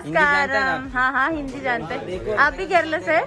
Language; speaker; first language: Hindi; non-native, local second language; Malayalam